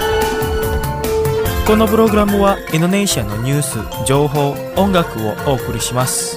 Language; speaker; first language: Japanese; non-native, fluent; Indonesian